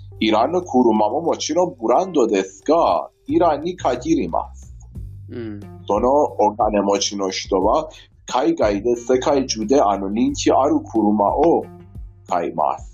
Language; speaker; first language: Japanese; non-native, learner; Persian